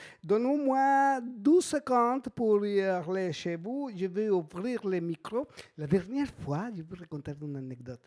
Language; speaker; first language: French; non-native, learner; Spanish